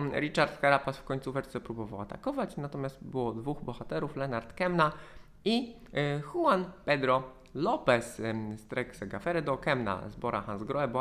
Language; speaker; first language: Polish; native; Polish